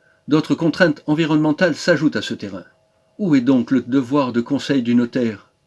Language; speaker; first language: French; native; French